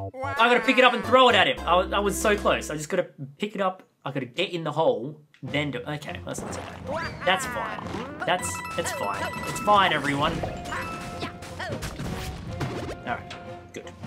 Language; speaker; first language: English; native; English